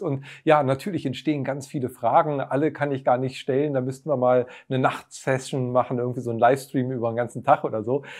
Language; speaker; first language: German; native; German